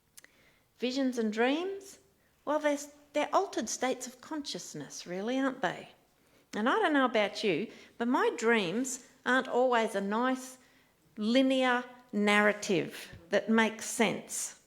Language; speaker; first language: English; native; English